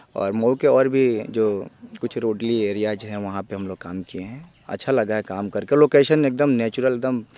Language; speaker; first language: Hindi; native; Hindi